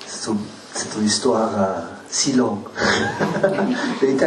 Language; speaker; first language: French; non-native, learner; Spanish